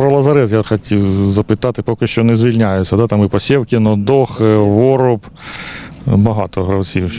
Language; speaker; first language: Ukrainian; native; Ukrainian